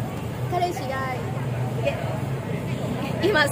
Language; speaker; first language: Japanese; non-native, learner; Vietnamese